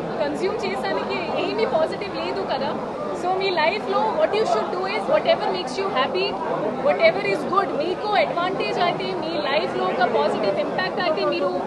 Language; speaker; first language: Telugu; non-native, learner; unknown